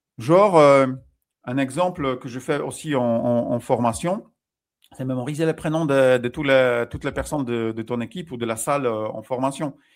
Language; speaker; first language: French; non-native, fluent; Polish